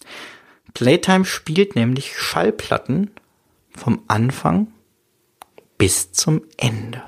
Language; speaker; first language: German; native; German